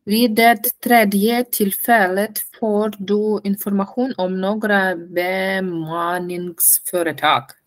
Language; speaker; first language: Swedish; non-native, learner; Russian